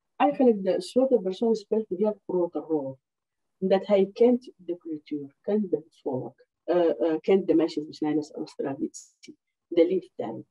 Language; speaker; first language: Dutch; non-native, fluent; Arabic